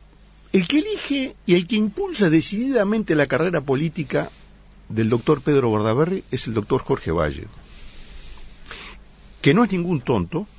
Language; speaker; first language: Spanish; native; Spanish